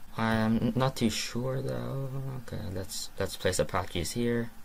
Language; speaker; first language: English; native; English